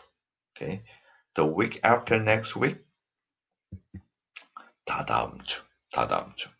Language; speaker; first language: English; non-native, fluent; Korean